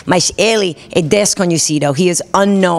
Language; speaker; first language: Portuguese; non-native, learner; English